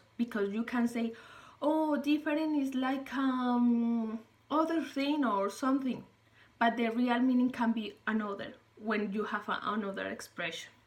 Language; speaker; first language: English; non-native, learner; Spanish